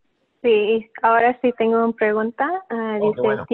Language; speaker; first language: Spanish; early bilingual, heritage; Spanish